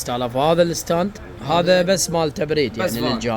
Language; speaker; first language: Arabic; native; Arabic